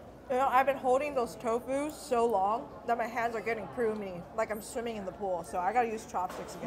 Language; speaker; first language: English; early bilingual, other home language; Chinese